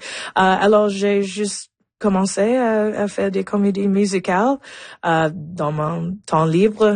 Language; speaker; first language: French; non-native, local second language; English